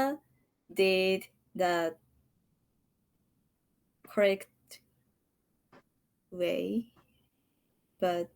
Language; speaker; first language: English; non-native, learner; Japanese